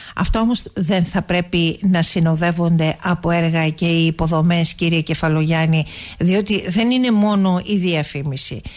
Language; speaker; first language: Greek; native; Greek